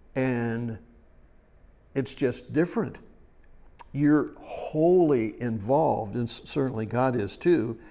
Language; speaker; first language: English; native; English